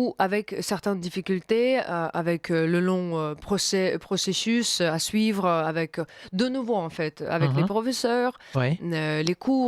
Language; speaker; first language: French; non-native, fluent; Russian